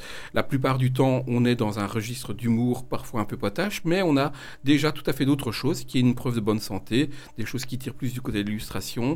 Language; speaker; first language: French; native; French